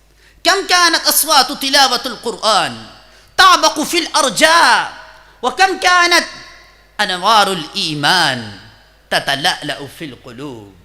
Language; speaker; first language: Arabic; non-native, fluent; Urdu